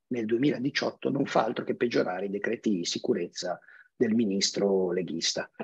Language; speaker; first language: Italian; native; Italian